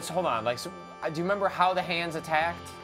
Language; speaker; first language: English; native; English